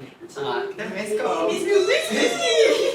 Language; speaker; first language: Malay; native; Malay